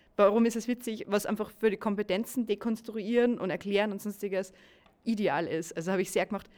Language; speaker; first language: German; native; German